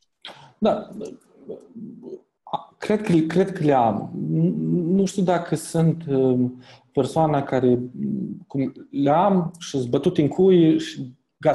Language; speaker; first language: Romanian; native; Romanian